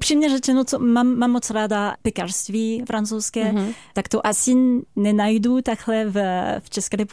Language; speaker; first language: Czech; non-native, fluent; French